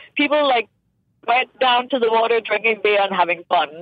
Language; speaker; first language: English; non-native, fluent; Danish